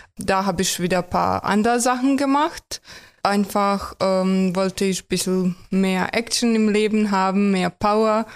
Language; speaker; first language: German; non-native, fluent; Croatian